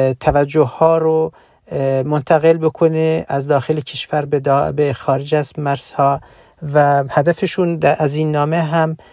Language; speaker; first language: Persian; non-native, local second language; Central Kurdish